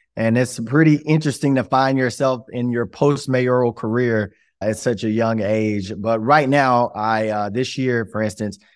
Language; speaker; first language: English; native; English